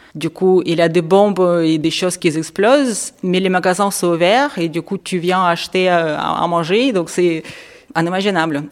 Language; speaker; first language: French; non-native, fluent; Ukrainian